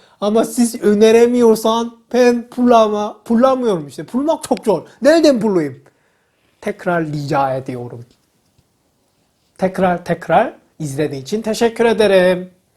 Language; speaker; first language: Turkish; non-native, fluent; Korean